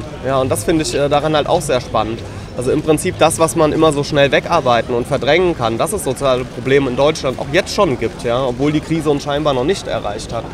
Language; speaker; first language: German; native; German